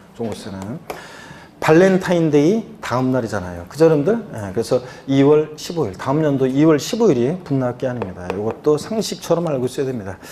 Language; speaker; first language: Korean; native; Korean